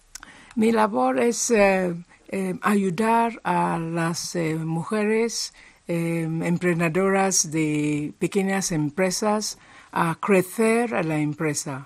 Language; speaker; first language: Spanish; non-native, fluent; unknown